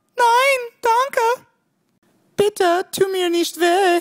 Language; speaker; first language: German; non-native, learner; English